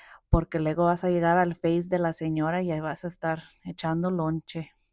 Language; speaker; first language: Spanish; early bilingual, heritage; Spanish